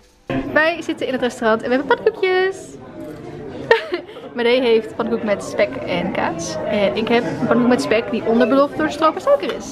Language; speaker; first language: Dutch; native; Dutch